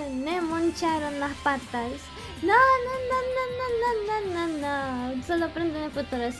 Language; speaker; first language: Spanish; early bilingual, heritage; English